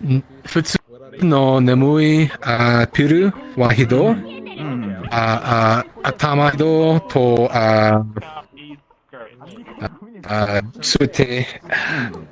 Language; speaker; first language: Japanese; non-native, learner; Spanish